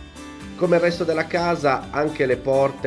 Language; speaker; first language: Italian; native; Italian